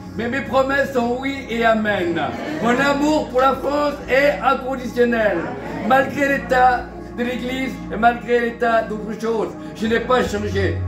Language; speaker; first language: French; early bilingual, other home language; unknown